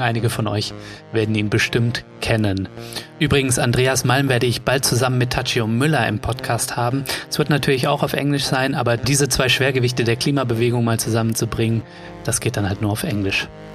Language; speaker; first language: German; native; German